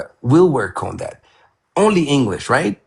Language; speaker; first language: English; non-native, fluent; Amharic